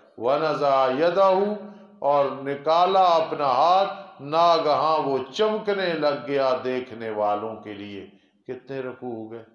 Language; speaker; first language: Urdu; non-native, local second language; Punjabi